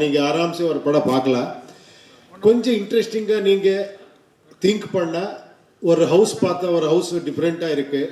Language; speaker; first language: Tamil; non-native, fluent; Kannada